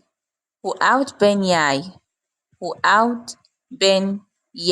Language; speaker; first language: Dutch; non-native, learner; Arabic